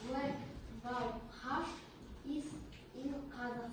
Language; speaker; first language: English; non-native, learner; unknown